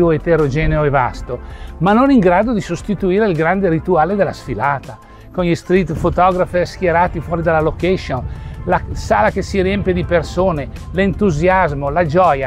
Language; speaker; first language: Italian; native; Italian